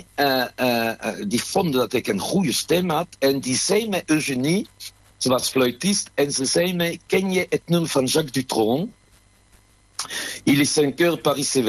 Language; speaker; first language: Dutch; non-native, fluent; French